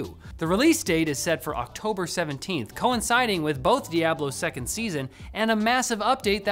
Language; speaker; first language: English; native; English